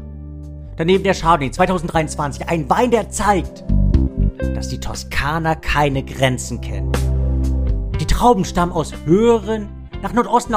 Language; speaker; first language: German; native; German